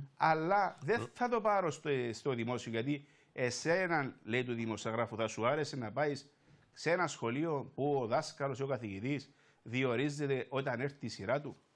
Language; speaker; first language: Greek; native; Greek